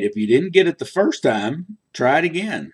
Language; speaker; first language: English; native; English